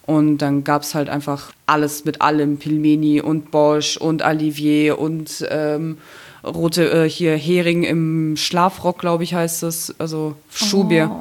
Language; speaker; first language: German; early bilingual, other home language; Russian